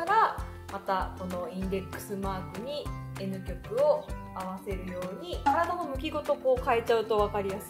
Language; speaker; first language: Japanese; native; Japanese